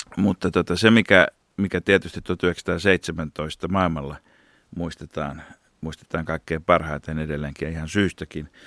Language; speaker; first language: Finnish; native; Finnish